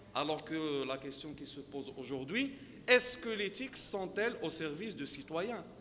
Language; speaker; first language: French; non-native, local second language; Arabic